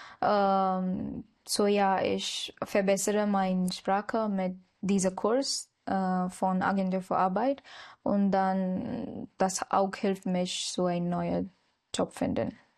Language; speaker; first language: German; non-native, learner; Marathi